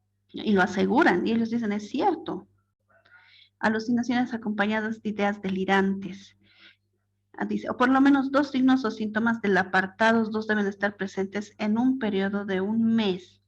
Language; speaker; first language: Spanish; native; Spanish